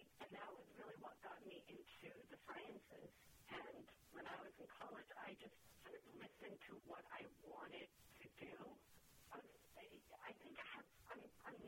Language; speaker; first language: English; non-native, local second language; Filipino